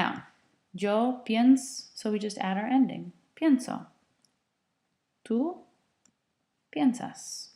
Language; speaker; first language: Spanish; non-native, fluent; English